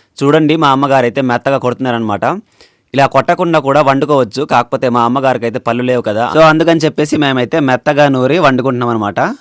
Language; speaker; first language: Telugu; non-native, local second language; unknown